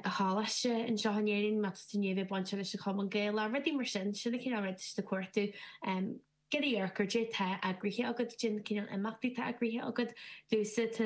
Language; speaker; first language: Irish; native; Irish